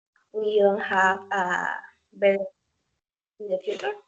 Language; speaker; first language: English; non-native, learner; Spanish